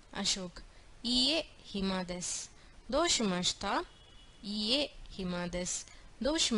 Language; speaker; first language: Japanese; non-native, fluent; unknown